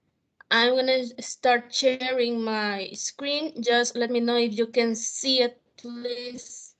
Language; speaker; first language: English; non-native, fluent; Spanish